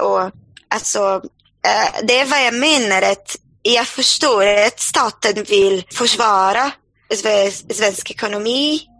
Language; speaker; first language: Swedish; non-native, fluent; Portuguese